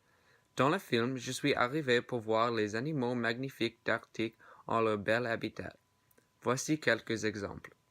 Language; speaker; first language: French; non-native, learner; English